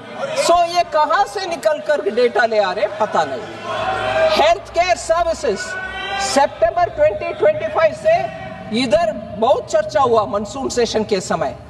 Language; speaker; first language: Hindi; non-native, local second language; Tamil